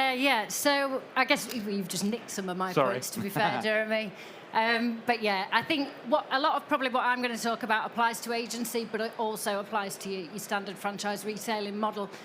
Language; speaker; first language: English; native; English